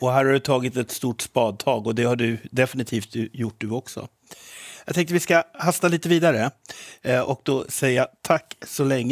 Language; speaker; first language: Swedish; native; Swedish